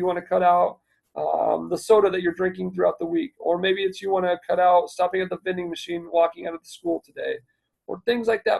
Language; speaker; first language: English; native; English